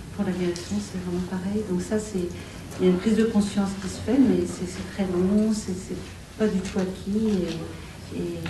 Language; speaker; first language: French; native; French